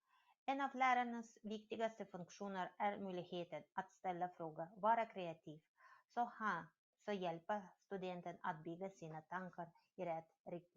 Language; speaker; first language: Swedish; non-native, learner; Russian